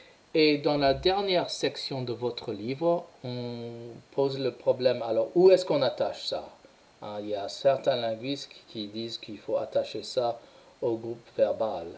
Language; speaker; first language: French; non-native, fluent; English